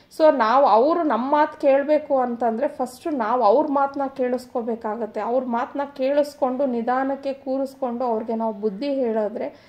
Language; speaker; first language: Kannada; non-native, local second language; Telugu